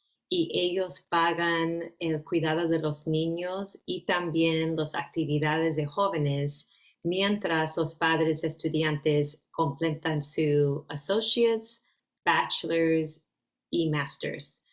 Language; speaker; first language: Spanish; early bilingual, heritage; Spanish